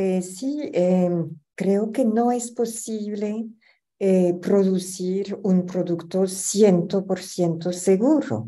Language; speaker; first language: Spanish; non-native, fluent; French